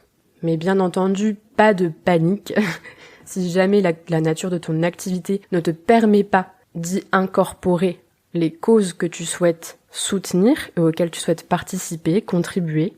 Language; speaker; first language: French; native; French